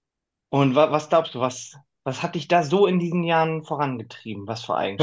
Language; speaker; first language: German; native; German